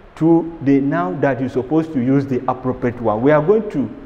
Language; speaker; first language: English; non-native, local second language; Hausa